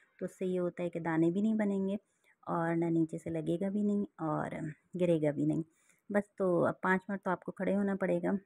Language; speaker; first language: Urdu; native; Urdu